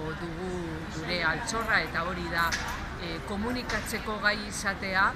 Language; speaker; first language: Basque; non-native, local second language; Spanish